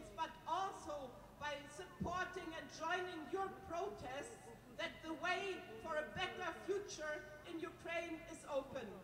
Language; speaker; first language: English; non-native, fluent; German